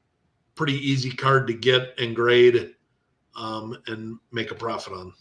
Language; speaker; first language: English; native; English